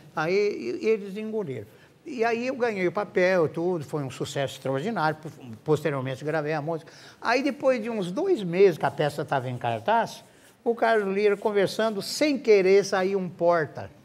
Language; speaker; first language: Portuguese; native; Portuguese